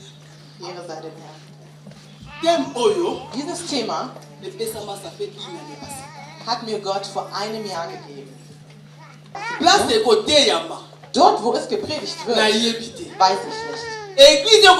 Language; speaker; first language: German; non-native, fluent; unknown